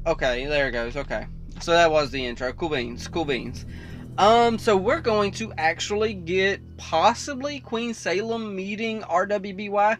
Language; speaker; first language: English; native; English